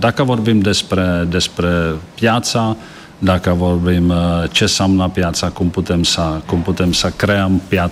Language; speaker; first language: Romanian; non-native, learner; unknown